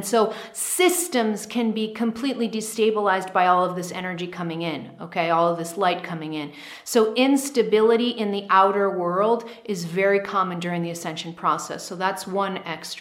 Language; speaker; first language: English; native; English